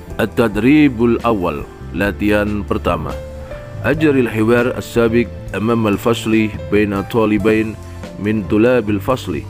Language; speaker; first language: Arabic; non-native, fluent; Indonesian